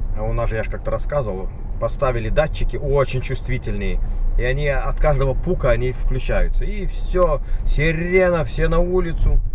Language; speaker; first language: Russian; native; Russian